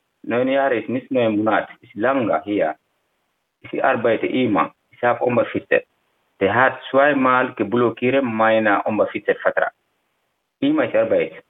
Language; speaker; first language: German; non-native, learner; Fula